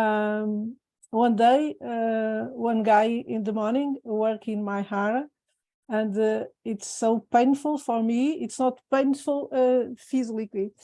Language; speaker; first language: English; non-native, fluent; Portuguese